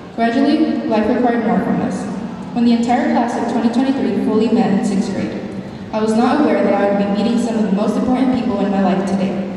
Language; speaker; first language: English; early bilingual, other home language; Spanish